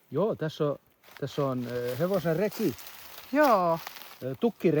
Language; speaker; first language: Finnish; native; Finnish